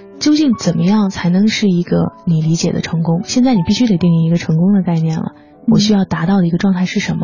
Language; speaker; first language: Chinese; native; Chinese